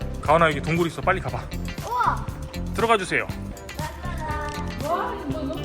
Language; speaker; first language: Korean; native; Korean